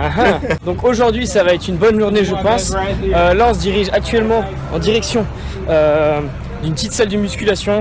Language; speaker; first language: French; native; French